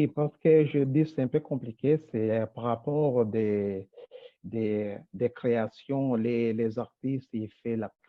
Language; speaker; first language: French; non-native, local second language; Rundi